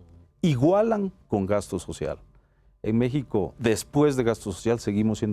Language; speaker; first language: Spanish; native; Spanish